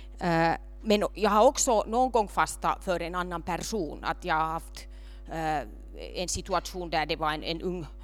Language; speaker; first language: Swedish; non-native, local second language; Finnish